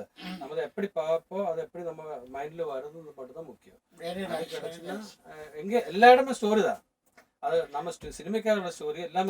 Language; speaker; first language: Tamil; non-native, learner; Malayalam